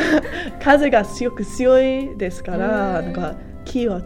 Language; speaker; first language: Japanese; non-native, learner; English